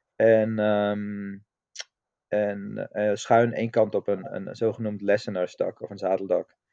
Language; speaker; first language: Dutch; non-native, fluent; German